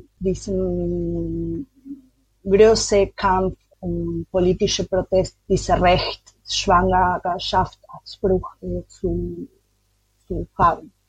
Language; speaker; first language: German; non-native, learner; Spanish